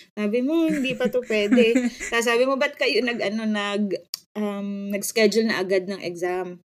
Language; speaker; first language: Filipino; native; Filipino